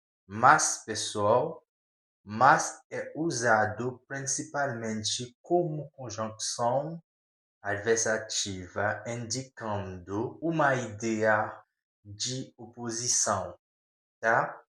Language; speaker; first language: Portuguese; non-native, learner; Haitian Creole